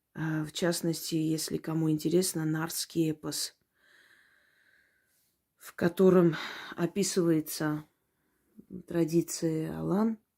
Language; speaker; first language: Russian; native; Russian